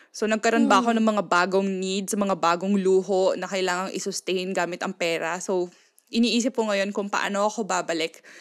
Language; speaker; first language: Filipino; non-native, local second language; Pampanga